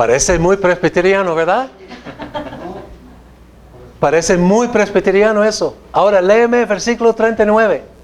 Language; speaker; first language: Spanish; non-native, fluent; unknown